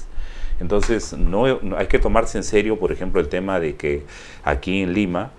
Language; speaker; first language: Spanish; native; Spanish